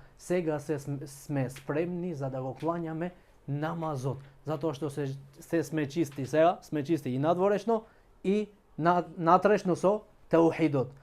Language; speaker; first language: Macedonian; non-native, local second language; Albanian